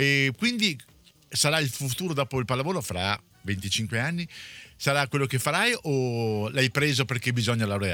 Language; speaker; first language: Italian; native; Italian